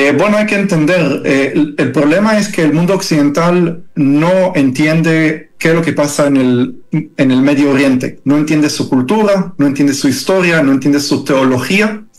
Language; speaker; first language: Spanish; early bilingual, heritage; Hebrew